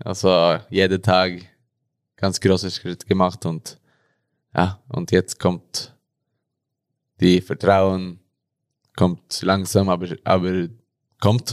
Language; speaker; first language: German; non-native, learner; Norwegian